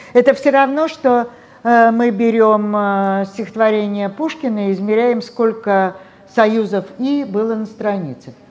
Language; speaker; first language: Russian; native; Russian